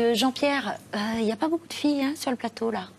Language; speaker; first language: French; native; French